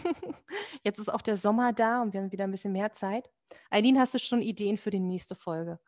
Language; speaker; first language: German; native; German